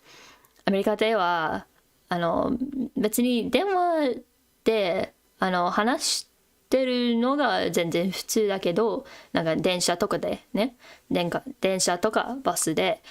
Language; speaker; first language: Japanese; non-native, fluent; English